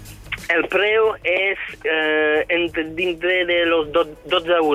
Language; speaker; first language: Catalan; non-native, fluent; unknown